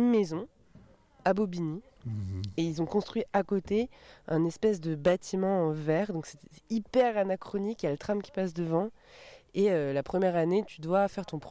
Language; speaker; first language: French; native; French